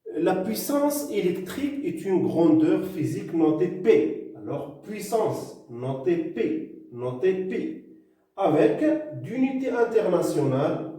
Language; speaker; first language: French; non-native, local second language; Arabic